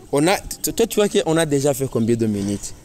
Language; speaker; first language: French; non-native, learner; Rundi